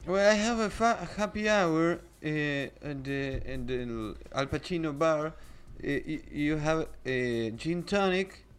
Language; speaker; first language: English; non-native, learner; Spanish